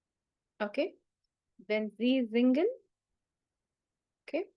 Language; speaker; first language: German; non-native, fluent; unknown